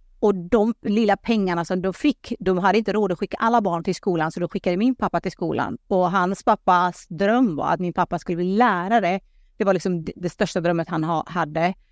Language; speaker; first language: Swedish; early bilingual, other home language; Pashto